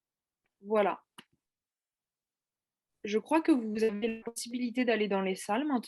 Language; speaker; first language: French; native; French